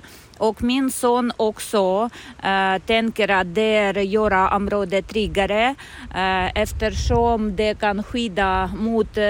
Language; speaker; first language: Swedish; non-native, learner; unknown